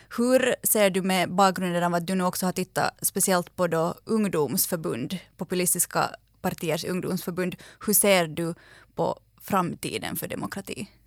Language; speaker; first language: Swedish; native; Swedish